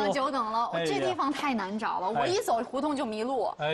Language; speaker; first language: Chinese; native; Chinese